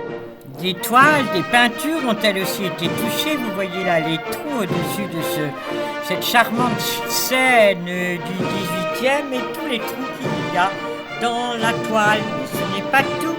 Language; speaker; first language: French; native; French